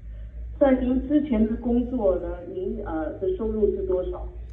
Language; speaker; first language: Chinese; native; Chinese